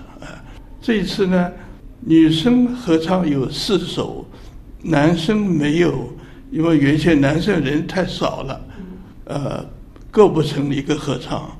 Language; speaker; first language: Chinese; native; Chinese